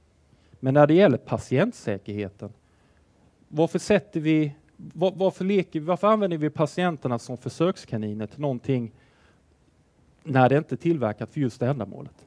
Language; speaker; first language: Swedish; native; Swedish